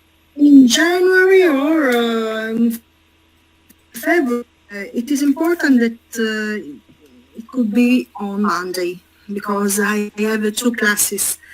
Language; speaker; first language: English; non-native, learner; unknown